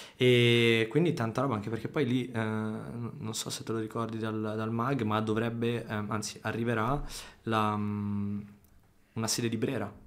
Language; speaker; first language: Italian; native; Italian